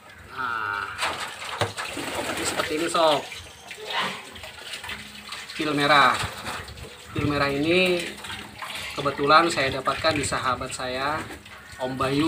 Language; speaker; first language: Indonesian; native; Indonesian